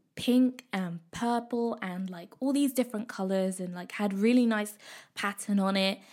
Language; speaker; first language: English; native; English